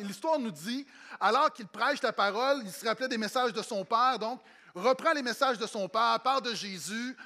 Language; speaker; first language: French; native; French